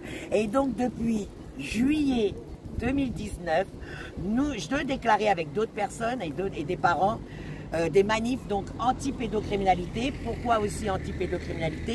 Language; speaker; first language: French; native; French